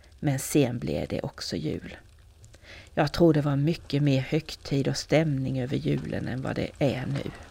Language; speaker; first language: Swedish; native; Swedish